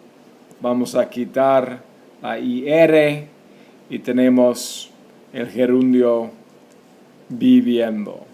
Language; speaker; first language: Spanish; non-native, fluent; English